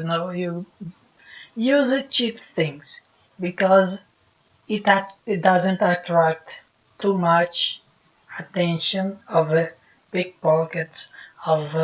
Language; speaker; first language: English; non-native, fluent; Portuguese